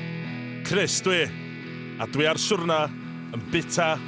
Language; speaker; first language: Welsh; native; Welsh